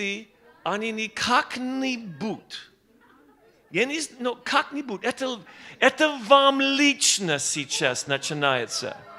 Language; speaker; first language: Russian; non-native, learner; English